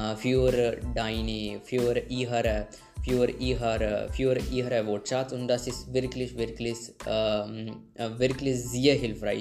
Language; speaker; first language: German; non-native, learner; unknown